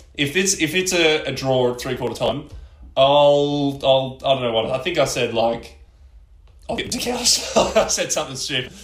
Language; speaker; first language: English; native; English